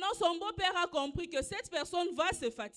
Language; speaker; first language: French; non-native, local second language; Swahili